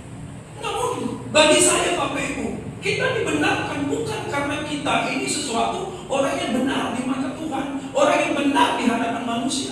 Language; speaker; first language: Indonesian; native; Indonesian